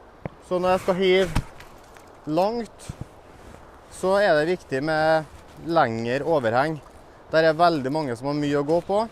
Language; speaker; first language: Norwegian; native; Norwegian